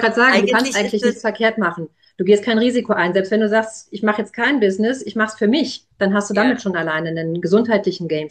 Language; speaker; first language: German; native; German